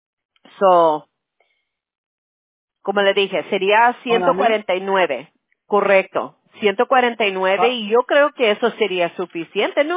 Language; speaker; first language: Spanish; early bilingual, heritage; Spanish